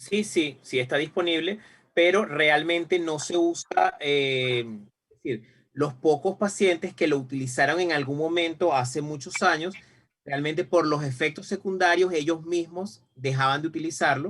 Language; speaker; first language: Spanish; native; Spanish